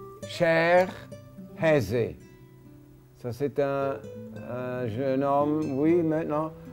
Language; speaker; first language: French; non-native, local second language; German